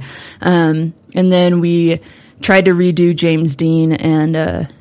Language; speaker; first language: English; native; English